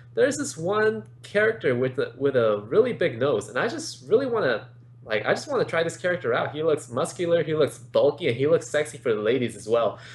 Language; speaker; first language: English; native; English